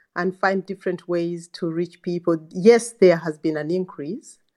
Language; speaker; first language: English; non-native, local second language; Ganda